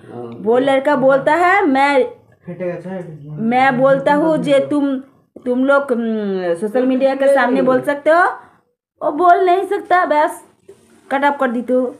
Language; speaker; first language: Hindi; non-native, local second language; Bangla